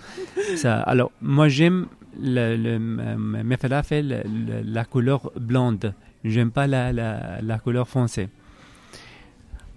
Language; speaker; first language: French; non-native, learner; Arabic